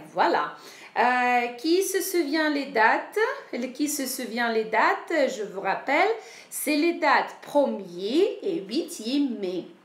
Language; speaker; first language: French; non-native, fluent; Ukrainian